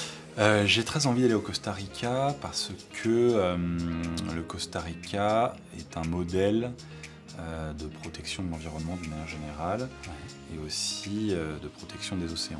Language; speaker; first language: French; native; French